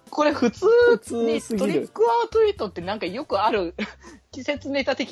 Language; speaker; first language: Japanese; native; Japanese